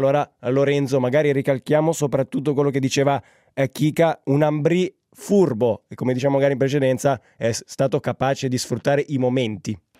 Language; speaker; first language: Italian; native; Italian